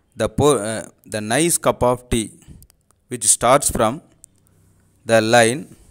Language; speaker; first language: English; non-native, local second language; Tamil